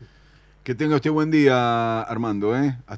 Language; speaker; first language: Spanish; native; Spanish